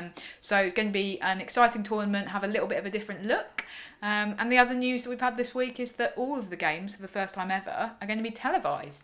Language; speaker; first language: English; native; English